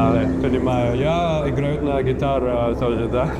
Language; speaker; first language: Russian; non-native, learner; Arabic